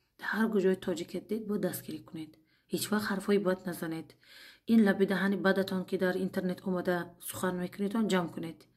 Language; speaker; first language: Tajik; non-native, fluent; Uzbek